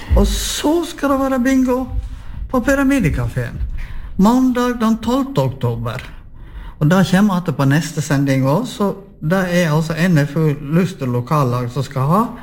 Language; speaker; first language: Norwegian; native; Norwegian